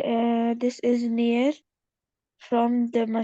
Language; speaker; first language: English; non-native, local second language; Urdu